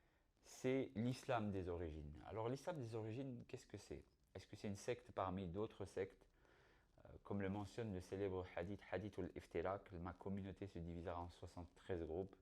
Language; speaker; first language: French; native; French